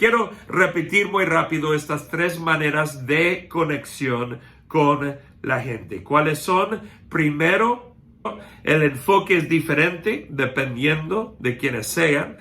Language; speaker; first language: Spanish; non-native, fluent; English